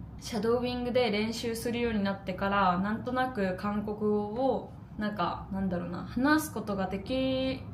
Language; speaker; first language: Japanese; native; Japanese